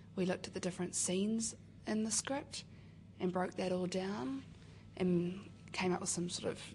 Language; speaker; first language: English; native; English